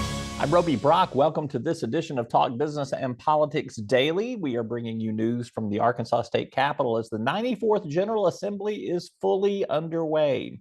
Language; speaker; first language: English; native; English